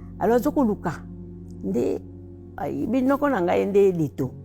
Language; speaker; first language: Lingala; non-native, local second language; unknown